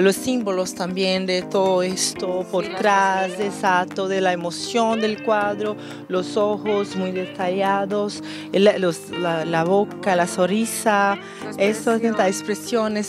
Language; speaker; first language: Spanish; non-native, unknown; Portuguese